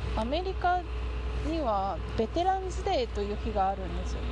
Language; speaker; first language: Japanese; native; Japanese